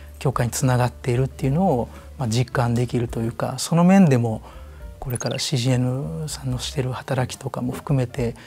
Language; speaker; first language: Japanese; native; Japanese